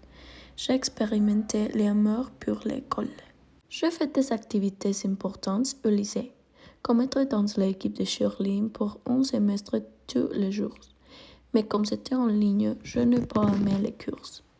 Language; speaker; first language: French; non-native, learner; Spanish